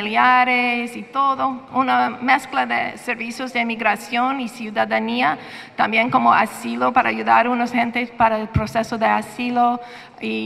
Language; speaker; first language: Spanish; non-native, fluent; English